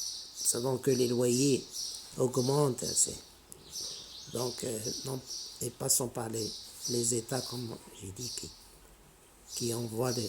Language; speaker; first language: French; non-native, local second language; Arabic